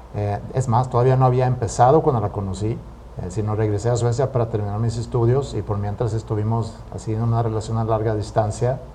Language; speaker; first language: Spanish; non-native, fluent; Swedish